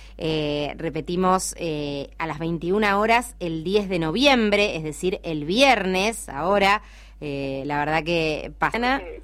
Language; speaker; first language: Spanish; native; Spanish